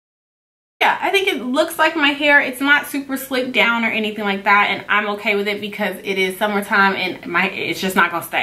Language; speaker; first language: English; native; English